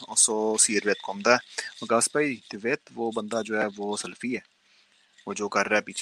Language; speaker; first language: Norwegian; early bilingual, other home language; Urdu